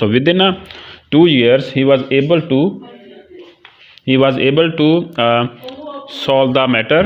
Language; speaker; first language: English; non-native, local second language; Urdu